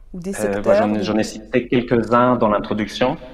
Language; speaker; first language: French; non-native, fluent; Spanish